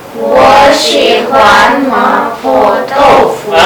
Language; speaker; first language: Chinese; non-native, learner; Indonesian